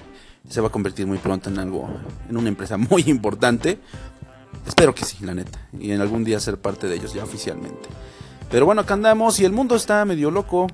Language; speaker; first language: Spanish; native; Spanish